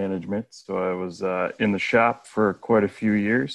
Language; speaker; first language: English; native; English